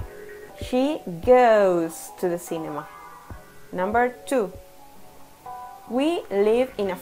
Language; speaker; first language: English; non-native, fluent; Spanish